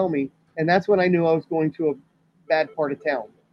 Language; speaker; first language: English; native; English